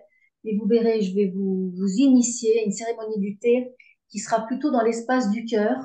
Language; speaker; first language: French; native; French